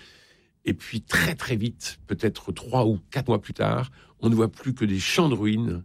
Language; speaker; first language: French; native; French